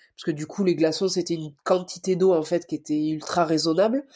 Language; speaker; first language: French; native; French